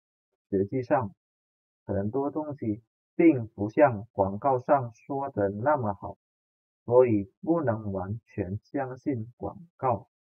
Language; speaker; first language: Chinese; non-native, fluent; Indonesian